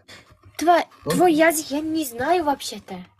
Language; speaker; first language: Russian; non-native, local second language; Uzbek